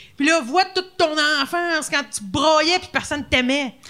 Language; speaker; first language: French; native; French